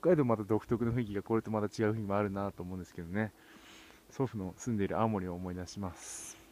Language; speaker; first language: Japanese; native; Japanese